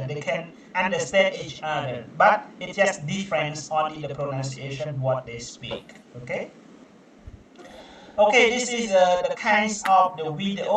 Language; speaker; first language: English; non-native, learner; Khmer